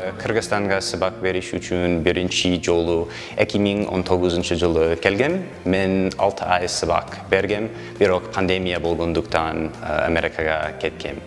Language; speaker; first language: Kyrgyz; non-native, learner; English